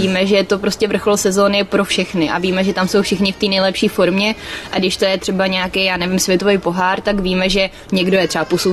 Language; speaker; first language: Czech; native; Czech